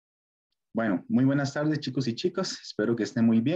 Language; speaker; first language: Spanish; native; Spanish